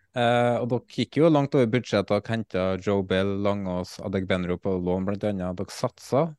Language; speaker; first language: Norwegian; native; Norwegian